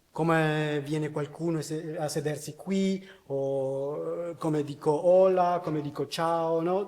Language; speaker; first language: Italian; non-native, learner; Spanish